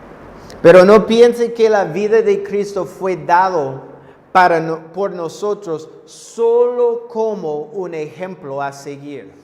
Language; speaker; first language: Spanish; non-native, fluent; English